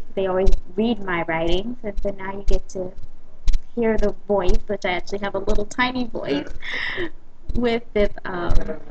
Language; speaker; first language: English; native; English